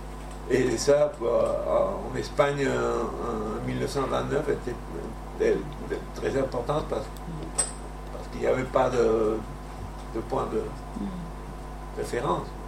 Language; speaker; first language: French; non-native, fluent; Spanish